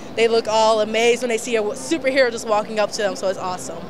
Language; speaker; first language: English; native; English